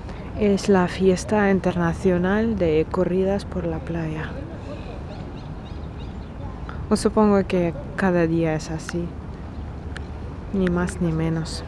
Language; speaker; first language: Spanish; non-native, fluent; Russian